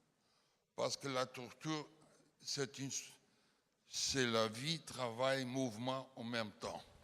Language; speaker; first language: French; non-native, fluent; Portuguese